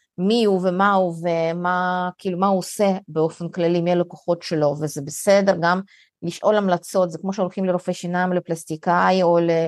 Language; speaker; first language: Hebrew; early bilingual, other home language; Russian